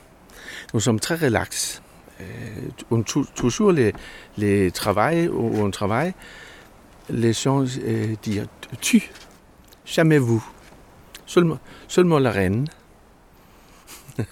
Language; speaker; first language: French; non-native, learner; Danish